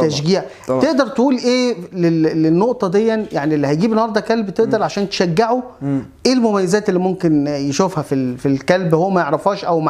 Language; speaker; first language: Arabic; native; Arabic